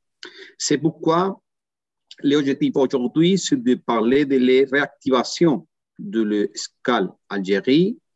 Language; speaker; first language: French; non-native, learner; Spanish